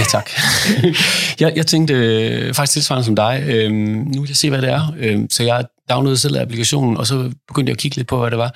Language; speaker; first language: Danish; native; Danish